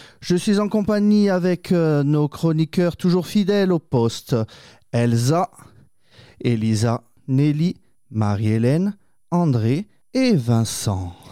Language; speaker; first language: French; native; French